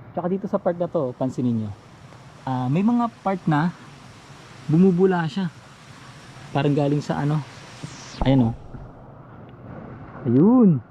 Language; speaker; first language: Filipino; native; Filipino